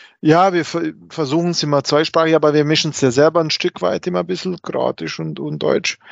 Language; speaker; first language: German; early bilingual, other home language; Croatian